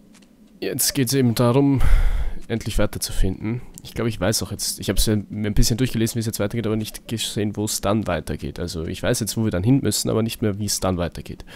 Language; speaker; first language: German; native; German